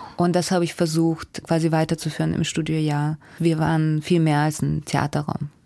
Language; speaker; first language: German; early bilingual, other home language; Russian